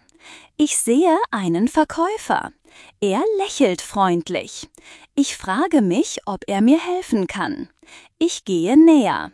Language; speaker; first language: German; non-native, fluent; Turkish